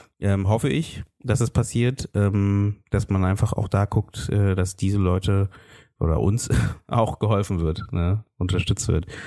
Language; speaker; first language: German; native; German